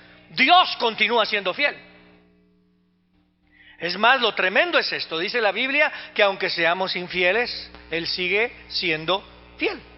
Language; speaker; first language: Spanish; native; Spanish